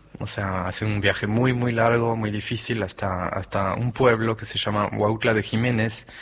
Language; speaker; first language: Spanish; non-native, fluent; French